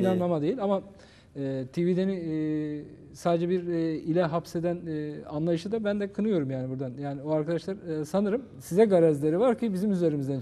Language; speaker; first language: Turkish; native; Turkish